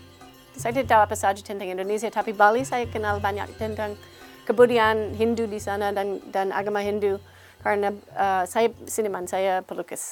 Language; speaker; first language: Indonesian; non-native, learner; English